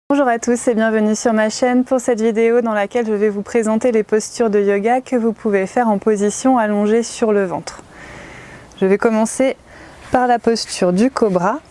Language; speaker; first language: French; native; French